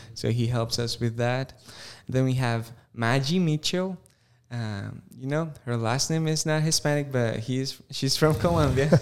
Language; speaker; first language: English; non-native, fluent; Spanish